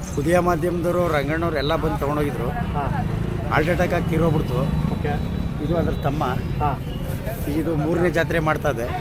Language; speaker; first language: Kannada; native; Kannada